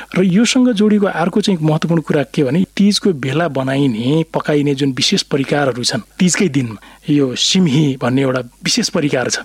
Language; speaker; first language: Nepali; non-native, local second language; Rana Tharu